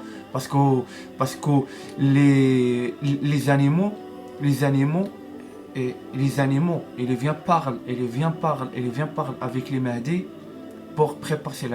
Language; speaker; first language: French; non-native, learner; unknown